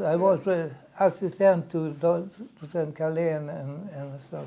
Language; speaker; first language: English; non-native, learner; Swedish